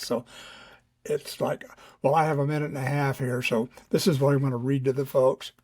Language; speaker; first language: English; native; English